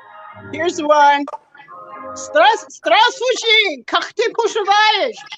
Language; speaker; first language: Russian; non-native, learner; English